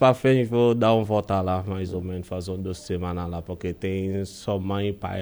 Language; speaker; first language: Portuguese; non-native, learner; Haitian Creole